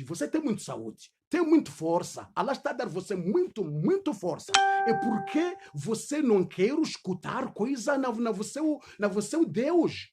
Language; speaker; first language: Portuguese; non-native, learner; Swahili